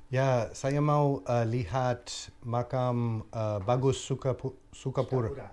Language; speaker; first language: Indonesian; non-native, learner; English